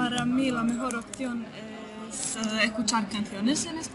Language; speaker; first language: Spanish; non-native, learner; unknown